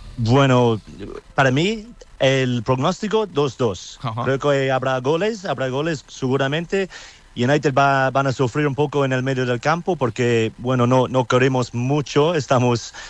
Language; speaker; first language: Spanish; non-native, fluent; English